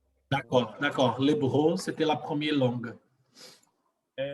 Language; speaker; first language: French; non-native, fluent; Portuguese